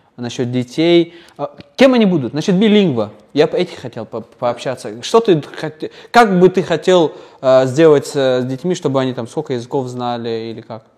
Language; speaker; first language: Russian; non-native, local second language; Uzbek